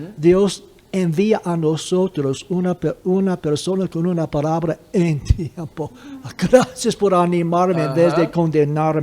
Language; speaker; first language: Spanish; non-native, fluent; English